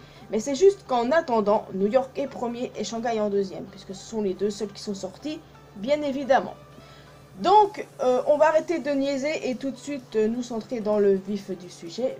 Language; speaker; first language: French; native; French